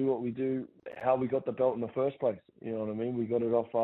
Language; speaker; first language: English; native; English